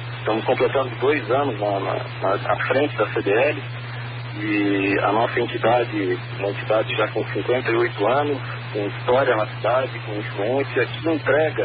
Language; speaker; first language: Portuguese; native; Portuguese